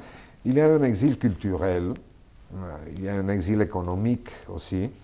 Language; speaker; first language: French; non-native, fluent; Spanish